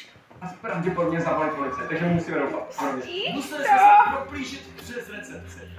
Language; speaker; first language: Czech; native; Czech